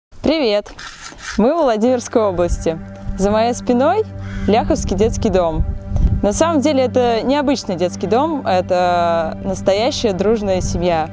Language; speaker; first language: Russian; native; Russian